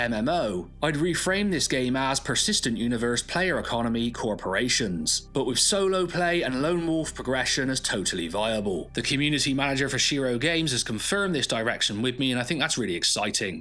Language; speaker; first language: English; native; English